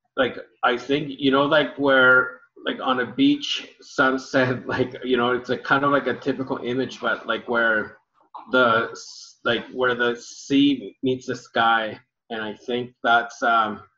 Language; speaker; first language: English; early bilingual, other home language; Spanish